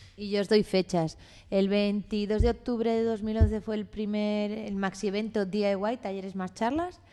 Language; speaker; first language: Spanish; native; Spanish